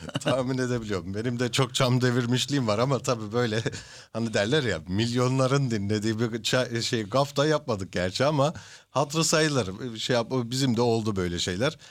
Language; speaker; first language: Turkish; early bilingual, heritage; Turkish